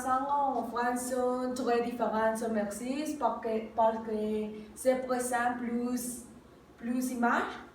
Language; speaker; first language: French; non-native, learner; Spanish